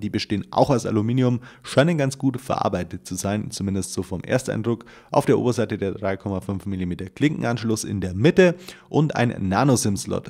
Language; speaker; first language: German; native; German